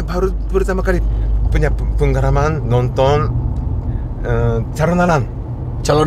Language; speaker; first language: Indonesian; non-native, fluent; Japanese